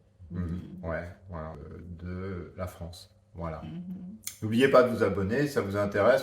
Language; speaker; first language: French; native; French